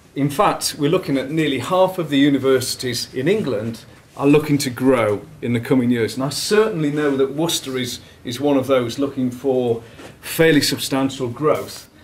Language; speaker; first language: English; native; English